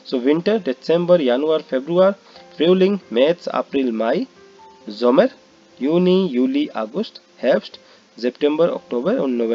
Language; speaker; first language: German; non-native, learner; Hindi